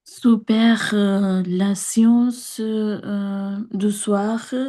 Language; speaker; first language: French; non-native, learner; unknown